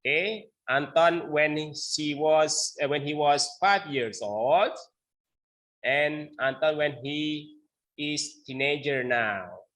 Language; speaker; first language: English; non-native, learner; Indonesian